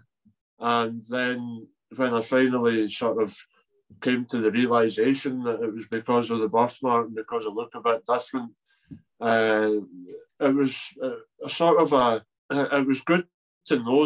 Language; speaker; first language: English; native; English